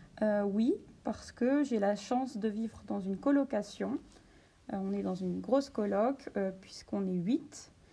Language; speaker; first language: French; native; French